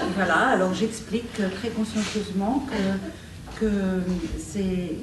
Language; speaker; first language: French; native; French